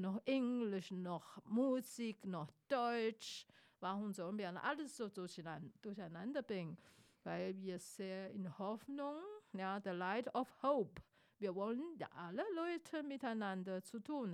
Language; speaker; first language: German; non-native, fluent; Chinese